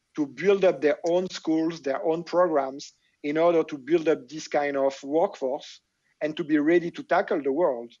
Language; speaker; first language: English; non-native, fluent; French